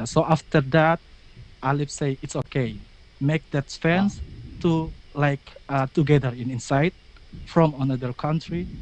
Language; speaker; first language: English; non-native, learner; Indonesian